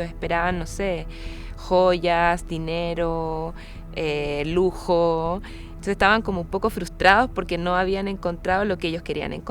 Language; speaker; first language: Spanish; native; Spanish